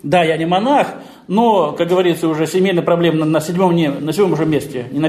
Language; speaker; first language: Russian; native; Russian